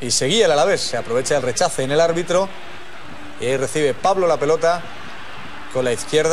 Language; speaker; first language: Spanish; native; Spanish